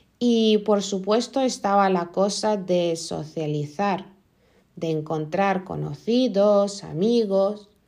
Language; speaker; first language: Spanish; non-native, fluent; Lithuanian